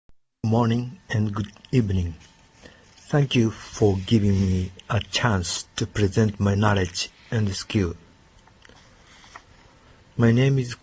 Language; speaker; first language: English; non-native, learner; Japanese